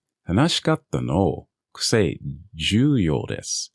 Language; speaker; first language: Japanese; non-native, learner; English